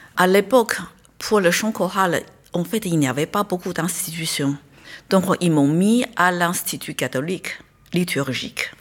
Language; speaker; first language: French; non-native, fluent; Chinese